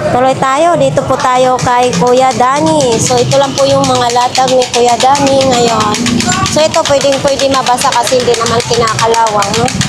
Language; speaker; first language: Filipino; non-native, local second language; Cebuano